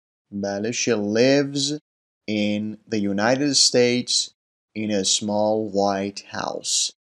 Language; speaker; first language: English; non-native, fluent; Persian